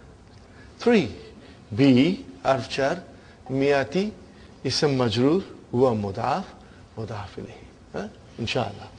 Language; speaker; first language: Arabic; non-native, fluent; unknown